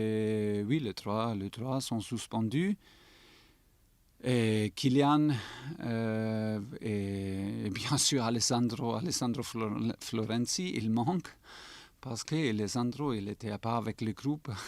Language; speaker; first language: French; non-native, fluent; German